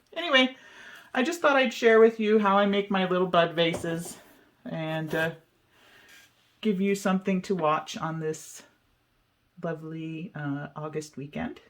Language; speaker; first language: English; native; English